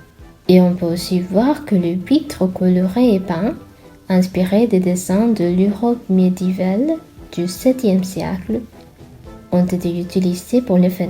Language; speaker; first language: French; non-native, fluent; Sinhala